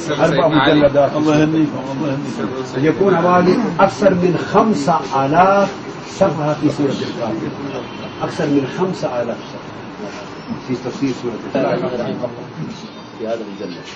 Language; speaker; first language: Arabic; non-native, learner; Urdu